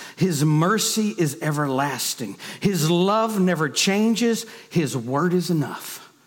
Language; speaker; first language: English; native; English